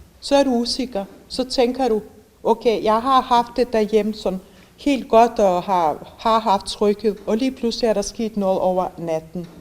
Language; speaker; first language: Danish; non-native, fluent; Bosnian